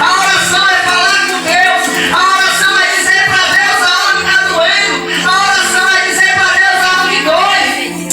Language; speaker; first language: Portuguese; native; Portuguese